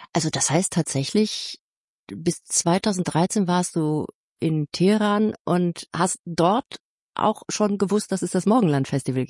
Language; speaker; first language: German; native; German